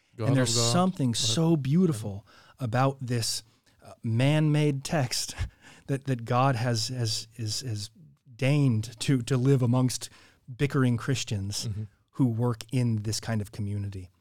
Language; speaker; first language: English; native; English